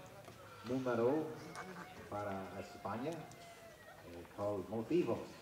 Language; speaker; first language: Spanish; non-native, learner; English